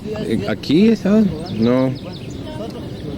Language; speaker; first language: Spanish; non-native, learner; English